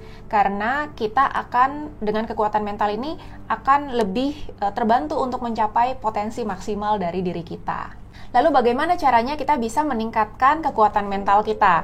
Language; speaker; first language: Indonesian; native; Indonesian